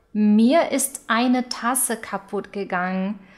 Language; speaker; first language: German; non-native, fluent; Russian